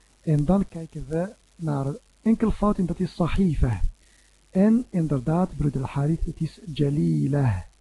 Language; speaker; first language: Dutch; non-native, fluent; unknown